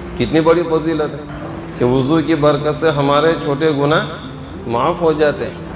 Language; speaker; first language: Urdu; non-native, local second language; Gujarati